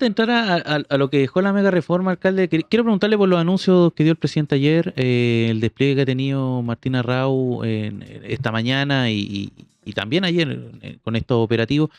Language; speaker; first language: Spanish; native; Spanish